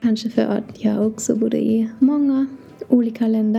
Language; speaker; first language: Swedish; non-native, learner; English